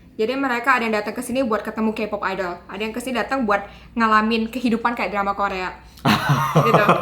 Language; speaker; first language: Indonesian; native; Indonesian